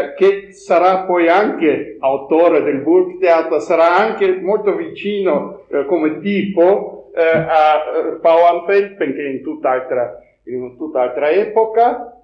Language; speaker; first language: Italian; non-native, fluent; German